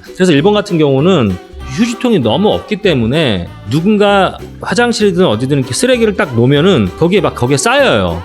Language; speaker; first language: Korean; native; Korean